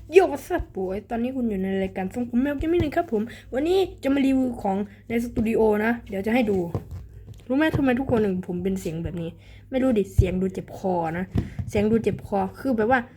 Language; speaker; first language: Thai; native; Thai